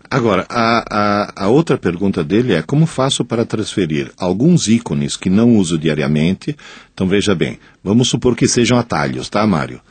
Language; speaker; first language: Portuguese; non-native, fluent; Italian